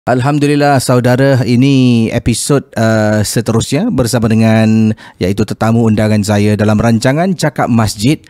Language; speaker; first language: Malay; native; Malay